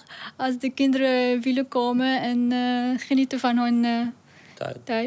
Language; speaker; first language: Dutch; non-native, learner; Arabic